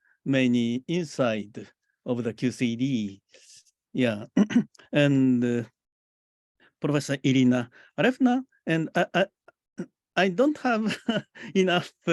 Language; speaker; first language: English; non-native, fluent; Japanese